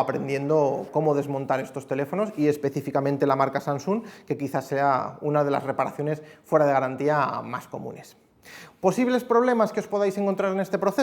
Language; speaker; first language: Spanish; native; Spanish